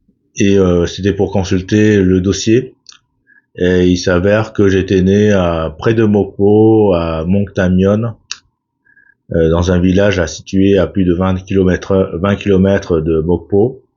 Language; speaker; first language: French; early bilingual, other home language; Korean